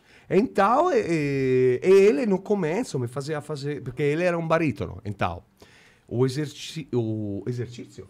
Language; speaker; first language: Portuguese; non-native, fluent; Italian